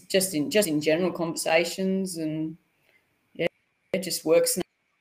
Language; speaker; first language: English; native; English